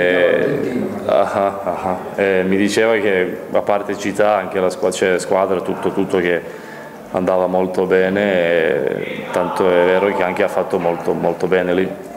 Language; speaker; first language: Italian; non-native, fluent; Serbian